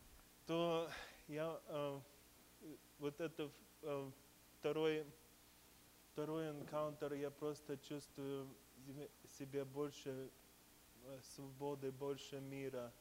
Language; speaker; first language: Russian; early bilingual, heritage; Russian